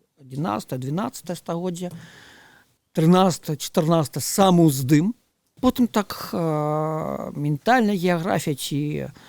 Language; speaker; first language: Belarusian; native; Belarusian